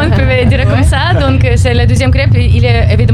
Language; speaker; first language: French; non-native, learner; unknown